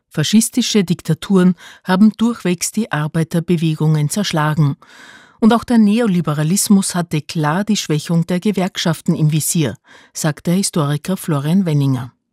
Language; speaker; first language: German; native; German